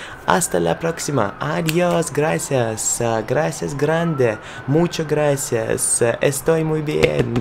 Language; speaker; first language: Spanish; non-native, learner; Russian